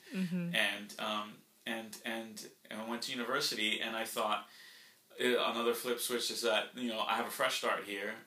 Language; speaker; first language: English; early bilingual, other home language; Spanish